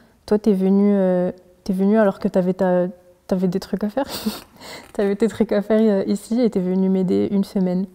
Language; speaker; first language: French; early bilingual, other home language; Arabic